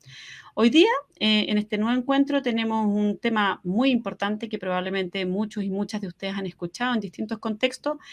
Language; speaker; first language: Spanish; native; Spanish